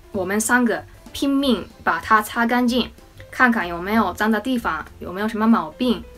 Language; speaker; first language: Chinese; non-native, fluent; Japanese